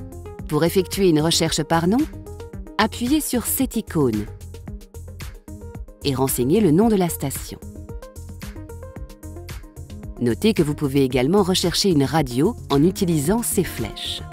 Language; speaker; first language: French; native; French